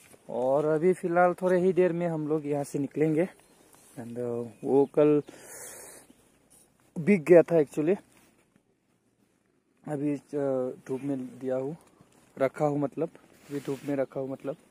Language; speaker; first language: Hindi; non-native, local second language; Assamese